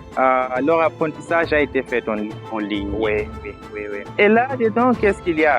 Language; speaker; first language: French; non-native, fluent; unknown